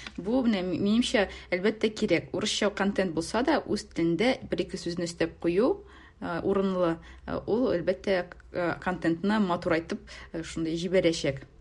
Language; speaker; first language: Tatar; native; Tatar